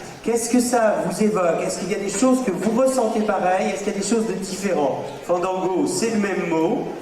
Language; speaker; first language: French; native; French